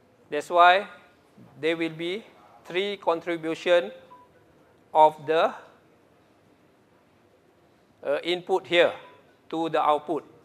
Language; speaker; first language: English; non-native, local second language; Malay